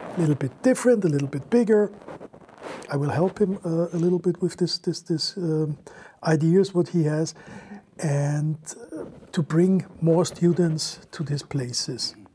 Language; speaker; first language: English; non-native, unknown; German